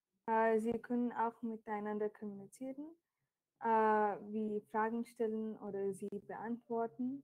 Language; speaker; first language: German; non-native, fluent; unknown